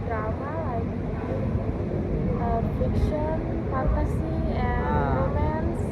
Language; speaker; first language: English; non-native, learner; Indonesian